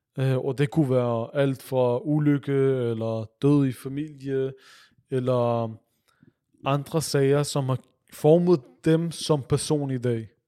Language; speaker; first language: Danish; early bilingual, other home language; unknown